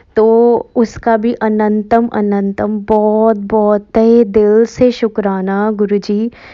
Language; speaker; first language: Hindi; native; Hindi